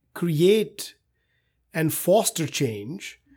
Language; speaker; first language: English; non-native, local second language; Hindi